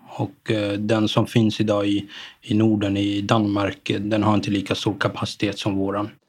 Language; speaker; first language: Swedish; early bilingual, other home language; Arabic